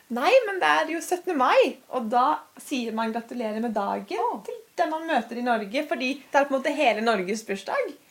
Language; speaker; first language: Norwegian; native; Norwegian